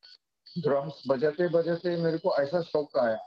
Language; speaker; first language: Hindi; non-native, fluent; Japanese